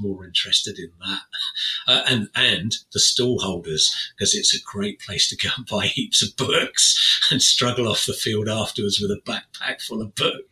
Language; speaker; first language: English; native; English